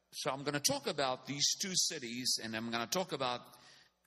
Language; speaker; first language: English; non-native, local second language; Afrikaans